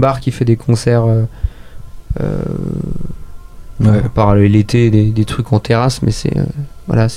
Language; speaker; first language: French; native; French